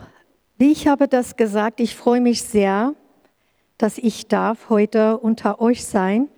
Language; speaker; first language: German; non-native, learner; Kurdish